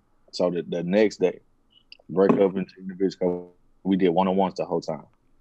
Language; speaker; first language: English; native; English